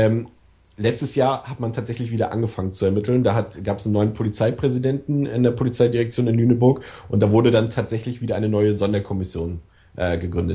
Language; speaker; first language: German; native; German